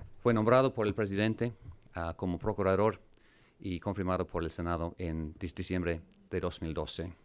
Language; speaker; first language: Spanish; non-native, fluent; English